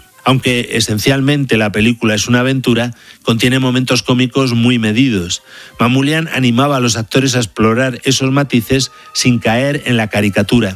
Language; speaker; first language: Spanish; native; Spanish